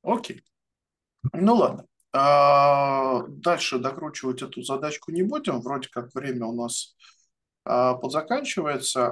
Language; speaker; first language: Russian; native; Russian